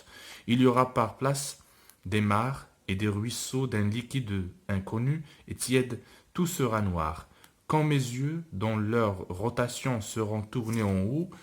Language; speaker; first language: French; non-native, local second language; Arabic